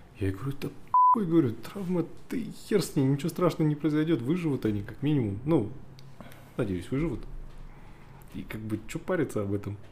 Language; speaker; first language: Russian; native; Russian